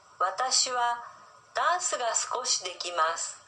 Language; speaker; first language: Japanese; non-native, learner; Indonesian